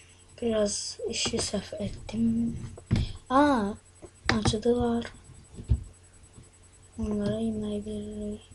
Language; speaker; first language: Turkish; non-native, learner; Azerbaijani